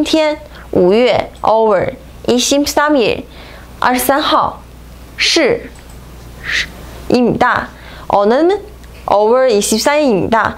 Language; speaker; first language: Korean; non-native, fluent; Chinese